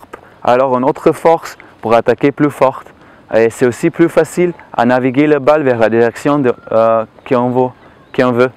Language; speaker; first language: French; non-native, learner; Slovenian